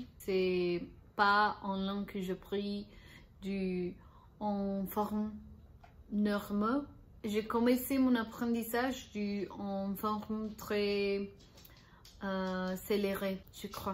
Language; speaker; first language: French; non-native, learner; Spanish